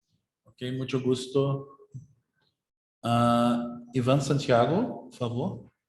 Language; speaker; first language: Spanish; non-native, learner; Portuguese